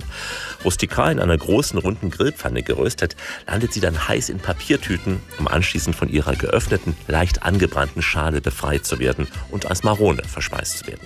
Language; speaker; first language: German; native; German